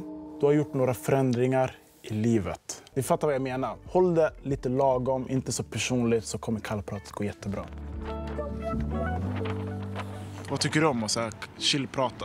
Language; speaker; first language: Swedish; native; Swedish